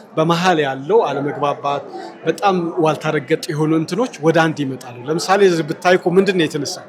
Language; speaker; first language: Amharic; non-native, local second language; Tigrinya